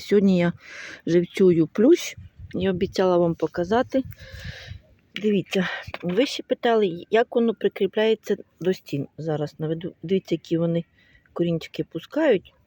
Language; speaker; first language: Ukrainian; native; Ukrainian